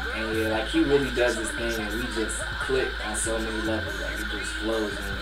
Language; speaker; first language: English; native; English